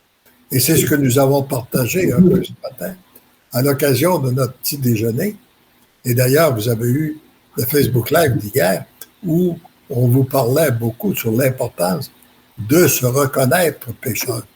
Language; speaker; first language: French; native; French